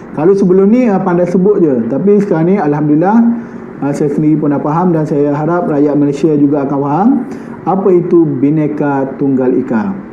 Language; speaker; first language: Malay; native; Malay